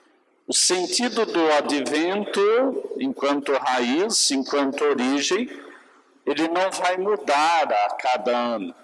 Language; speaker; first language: Portuguese; native; Portuguese